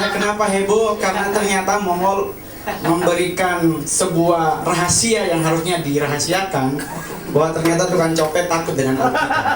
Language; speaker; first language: Indonesian; native; Indonesian